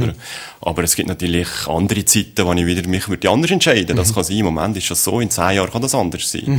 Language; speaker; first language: German; native; German